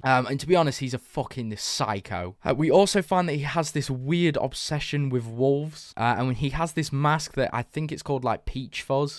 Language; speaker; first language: English; native; English